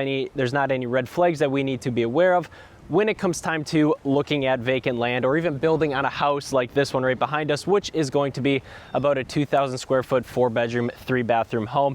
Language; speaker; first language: English; native; English